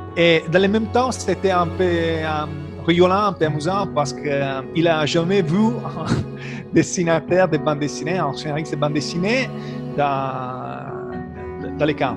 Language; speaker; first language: French; non-native, learner; Italian